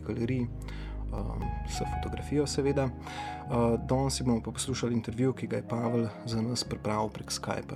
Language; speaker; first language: Slovenian; native; Slovenian